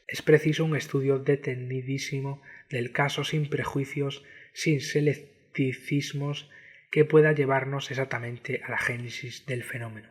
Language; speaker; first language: Spanish; native; Spanish